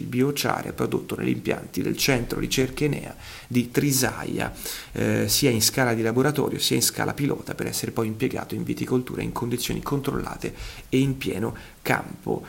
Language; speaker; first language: Italian; native; Italian